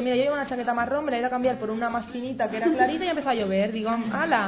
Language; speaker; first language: Spanish; native; Spanish